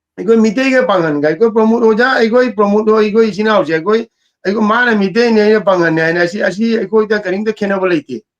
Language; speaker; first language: Manipuri; native; Manipuri